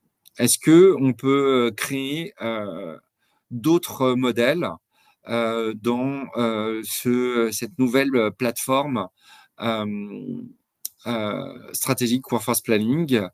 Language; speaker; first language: French; native; French